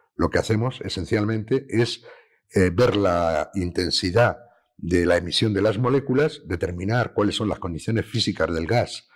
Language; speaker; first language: Spanish; native; Spanish